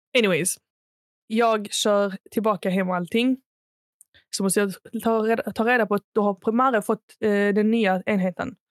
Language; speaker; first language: Swedish; early bilingual, other home language; Arabic